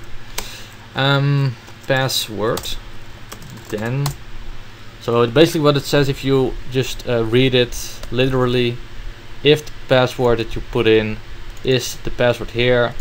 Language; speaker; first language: English; non-native, fluent; Dutch